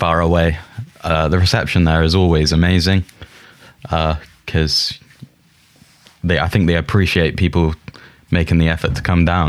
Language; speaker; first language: English; native; English